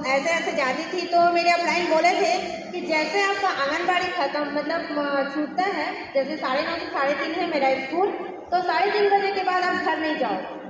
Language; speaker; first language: Hindi; native; Hindi